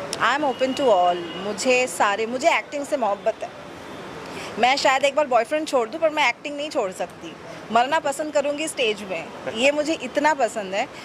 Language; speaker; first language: Hindi; non-native, local second language; Bangla